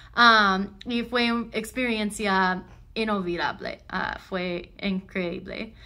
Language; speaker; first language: Spanish; non-native, learner; English